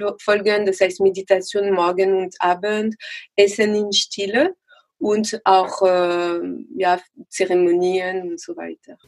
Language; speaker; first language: German; non-native, learner; French